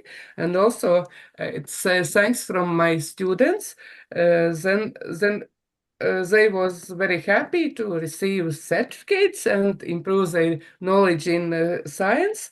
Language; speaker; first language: English; non-native, learner; Latvian